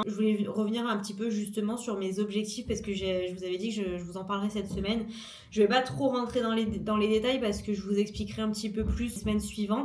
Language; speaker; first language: French; native; French